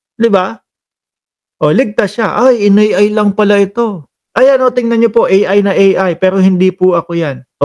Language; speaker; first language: Filipino; non-native, local second language; Cebuano